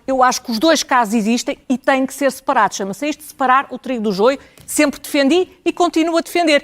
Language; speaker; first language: Portuguese; native; Portuguese